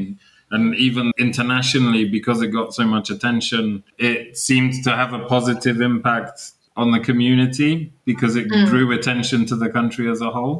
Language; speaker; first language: English; native; English